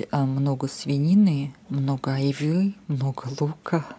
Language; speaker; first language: Russian; non-native, local second language; Armenian